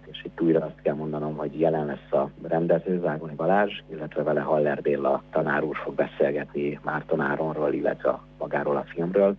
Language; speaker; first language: Hungarian; native; Hungarian